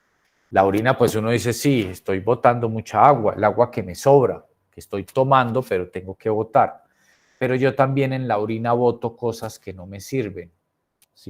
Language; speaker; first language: Spanish; native; Spanish